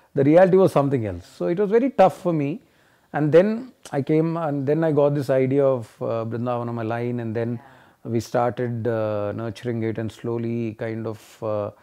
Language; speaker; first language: English; non-native, local second language; Telugu